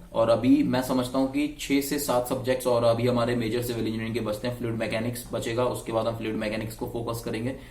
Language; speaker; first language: Hindi; native; Hindi